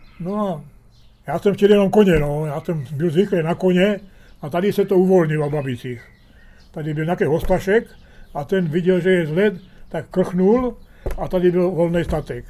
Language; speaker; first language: Czech; early bilingual, heritage; Czech